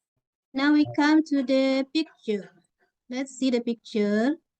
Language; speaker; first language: English; non-native, fluent; Indonesian